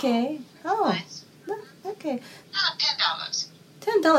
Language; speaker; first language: English; non-native, fluent; Japanese